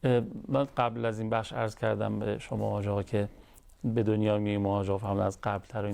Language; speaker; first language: Persian; native; Persian